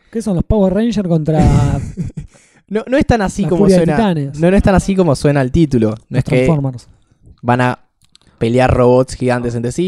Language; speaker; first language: Spanish; native; Spanish